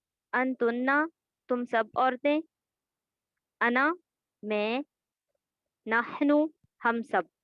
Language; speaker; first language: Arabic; non-native, learner; Urdu